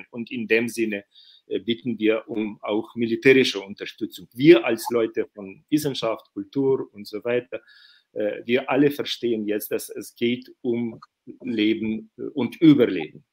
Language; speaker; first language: German; non-native, fluent; Ukrainian